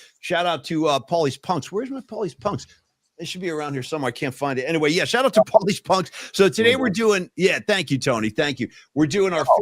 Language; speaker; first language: English; native; English